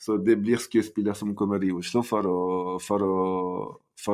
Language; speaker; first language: Norwegian; non-native, fluent; French